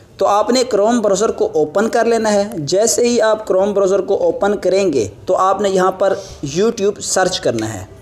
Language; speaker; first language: Urdu; non-native, local second language; Punjabi